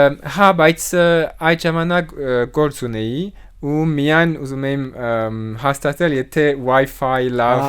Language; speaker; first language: Armenian; non-native, learner; French